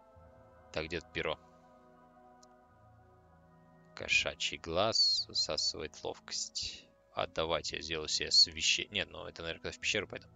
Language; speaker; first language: Russian; native; Russian